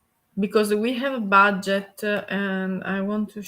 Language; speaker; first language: English; non-native, learner; Italian